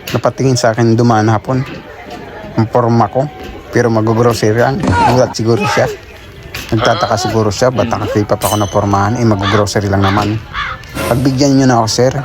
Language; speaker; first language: Filipino; non-native, local second language; Bikol